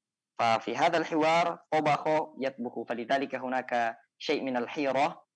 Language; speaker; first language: Arabic; non-native, fluent; Indonesian